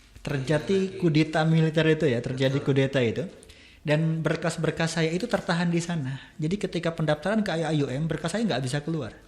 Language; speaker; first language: Indonesian; non-native, local second language; Sundanese